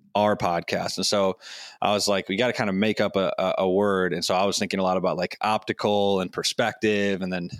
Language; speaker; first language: English; native; English